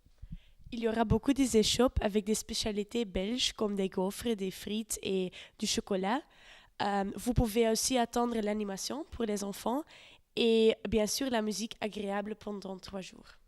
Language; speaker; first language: French; non-native, learner; Dutch